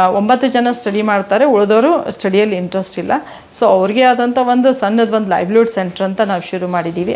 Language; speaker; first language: Kannada; native; Kannada